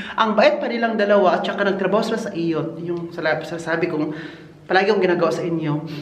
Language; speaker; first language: Filipino; non-native, local second language; Cebuano